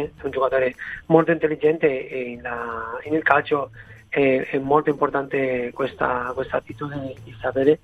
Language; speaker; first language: Italian; non-native, fluent; Spanish